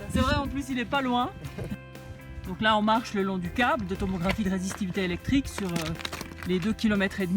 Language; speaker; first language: French; native; French